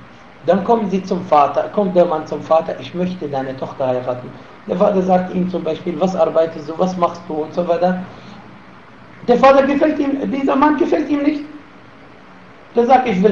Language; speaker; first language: German; non-native, fluent; Arabic